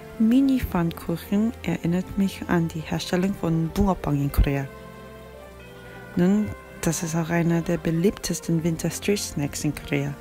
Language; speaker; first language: German; non-native, fluent; Korean